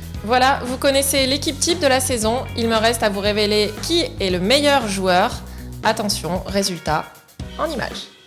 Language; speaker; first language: French; native; French